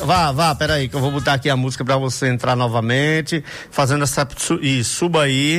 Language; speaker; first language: Portuguese; native; Portuguese